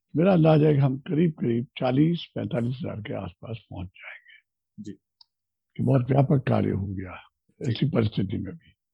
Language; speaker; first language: Hindi; native; Hindi